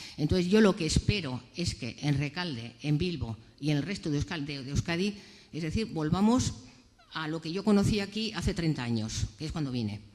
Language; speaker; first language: Spanish; native; Spanish